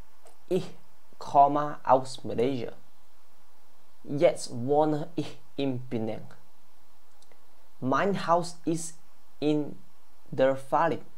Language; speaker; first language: German; non-native, learner; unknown